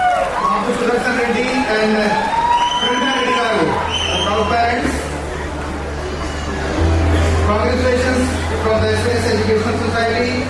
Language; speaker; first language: English; non-native, local second language; Telugu